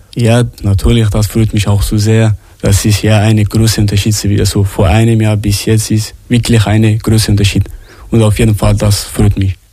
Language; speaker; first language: German; non-native, learner; Arabic